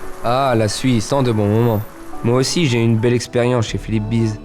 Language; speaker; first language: French; native; French